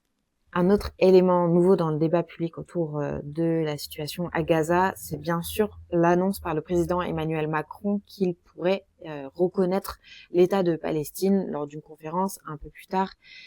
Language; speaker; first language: French; native; French